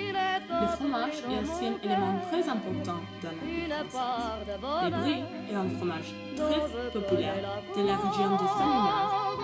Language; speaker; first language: French; non-native, learner; English